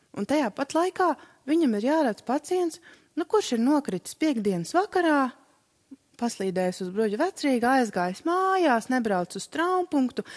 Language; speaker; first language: Latvian; native; Latvian